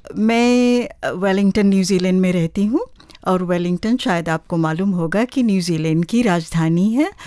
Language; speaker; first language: Hindi; native; Hindi